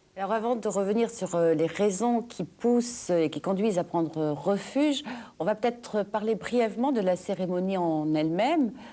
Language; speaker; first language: French; native; French